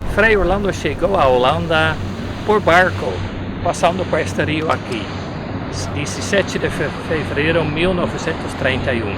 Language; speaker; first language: Portuguese; non-native, fluent; Dutch